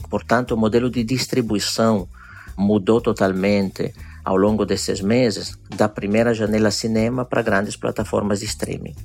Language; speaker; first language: Portuguese; non-native, fluent; Italian